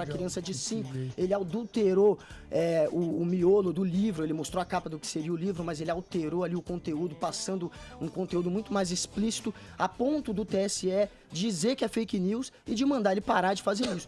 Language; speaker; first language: Portuguese; native; Portuguese